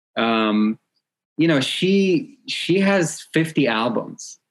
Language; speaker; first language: English; early bilingual, other home language; Hebrew